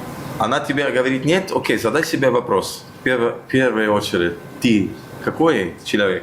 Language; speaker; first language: Russian; non-native, fluent; Italian